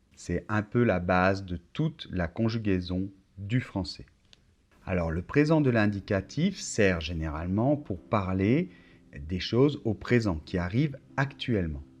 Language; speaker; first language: French; native; French